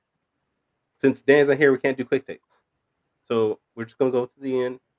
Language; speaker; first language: English; native; English